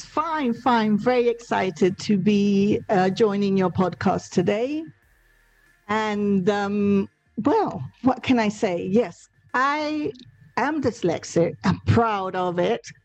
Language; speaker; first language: English; non-native, fluent; Spanish